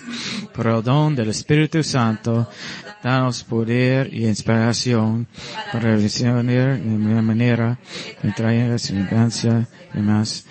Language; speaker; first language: Spanish; non-native, learner; English